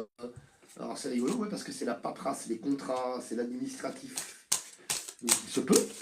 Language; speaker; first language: French; native; French